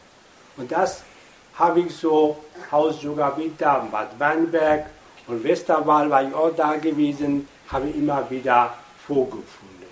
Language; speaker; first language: German; non-native, fluent; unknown